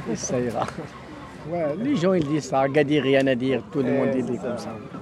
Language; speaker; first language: French; non-native, learner; Arabic